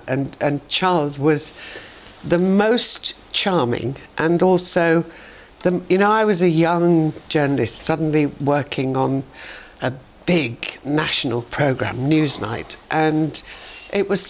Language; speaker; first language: English; native; English